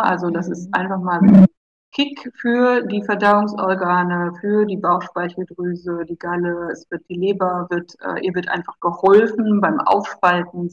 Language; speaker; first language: German; native; German